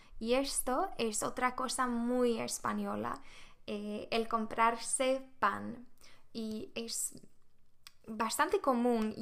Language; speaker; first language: Spanish; non-native, fluent; Swedish